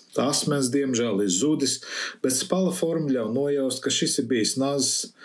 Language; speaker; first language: Latvian; early bilingual, heritage; Latvian